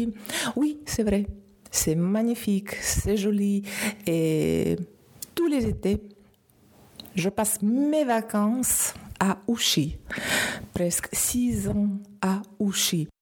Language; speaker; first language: French; non-native, fluent; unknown